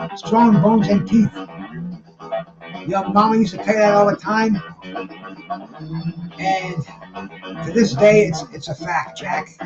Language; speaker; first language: English; native; English